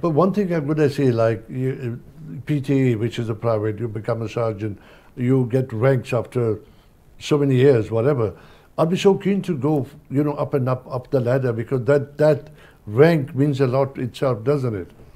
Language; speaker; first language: Punjabi; native; Punjabi